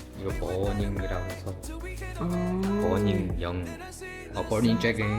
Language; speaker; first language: Korean; non-native, fluent; Chinese